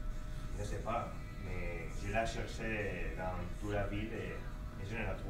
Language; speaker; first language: French; non-native, learner; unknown